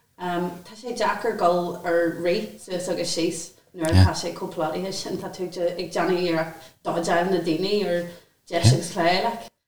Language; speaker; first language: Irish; non-native, local second language; English